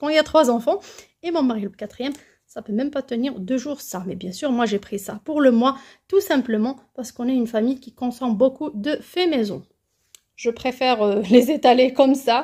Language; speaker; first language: French; native; French